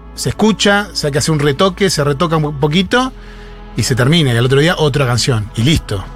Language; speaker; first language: Spanish; native; Spanish